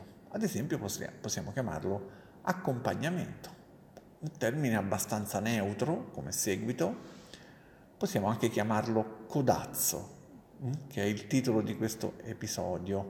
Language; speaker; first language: Italian; native; Italian